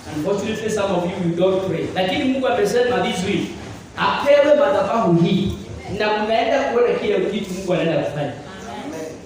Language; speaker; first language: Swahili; non-native, local second language; Kikuyu